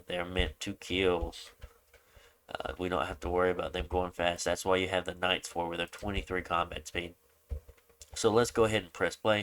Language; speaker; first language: English; native; English